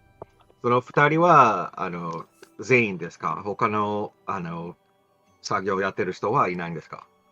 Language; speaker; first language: Japanese; non-native, fluent; English